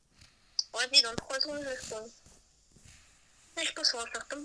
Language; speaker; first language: French; native; French